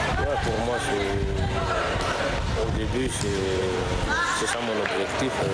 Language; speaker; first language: French; non-native, local second language; Malagasy